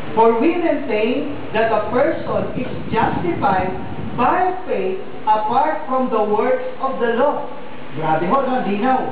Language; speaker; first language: English; non-native, local second language; Filipino